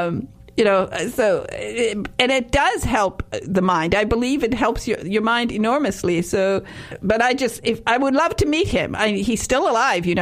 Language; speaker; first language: English; native; English